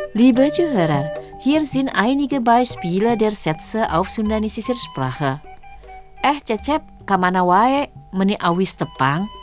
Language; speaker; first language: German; non-native, fluent; Indonesian